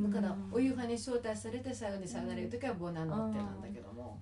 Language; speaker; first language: Japanese; native; Japanese